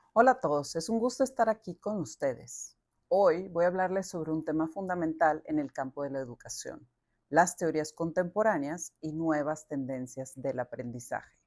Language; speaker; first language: Spanish; native; Spanish